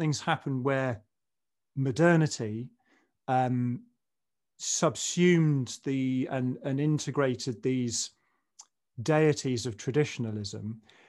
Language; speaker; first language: English; native; English